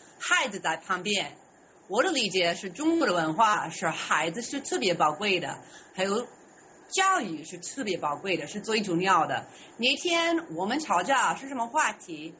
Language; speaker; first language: Chinese; non-native, learner; English